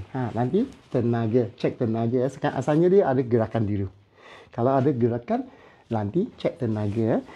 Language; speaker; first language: Malay; non-native, local second language; Chinese